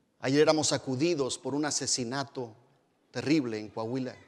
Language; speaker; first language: Spanish; native; Spanish